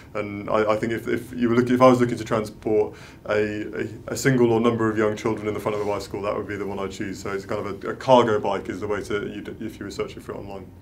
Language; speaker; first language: English; native; English